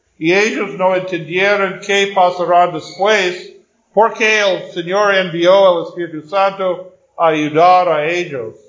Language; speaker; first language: Spanish; non-native, fluent; Portuguese